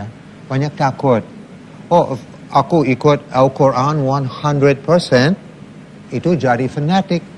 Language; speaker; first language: Indonesian; non-native, learner; English